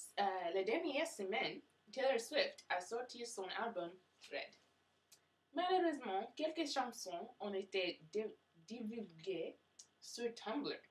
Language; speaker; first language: French; non-native, learner; English